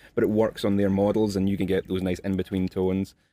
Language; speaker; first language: English; native; English